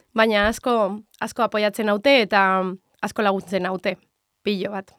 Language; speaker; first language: Basque; non-native, local second language; Spanish